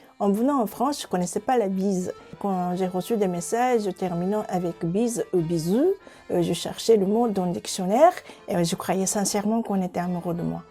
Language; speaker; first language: French; non-native, fluent; Japanese